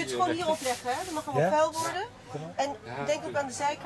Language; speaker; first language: Dutch; native; Dutch